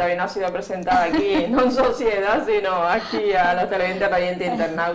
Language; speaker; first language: Spanish; native; Spanish